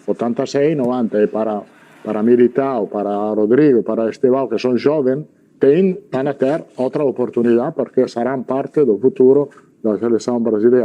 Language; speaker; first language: Portuguese; non-native, learner; Italian